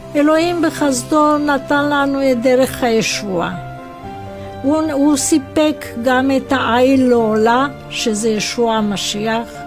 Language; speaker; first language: Hebrew; non-native, fluent; Romanian